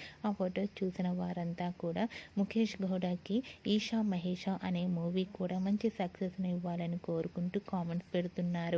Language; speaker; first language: Telugu; native; Telugu